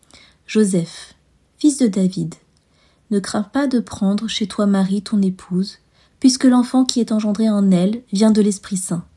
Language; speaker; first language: French; native; French